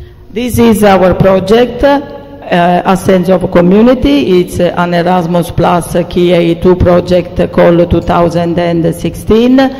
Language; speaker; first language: English; non-native, fluent; Italian